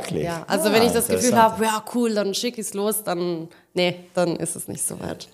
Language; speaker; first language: German; non-native, local second language; Italian